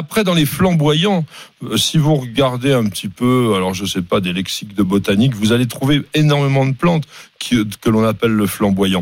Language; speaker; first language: French; native; French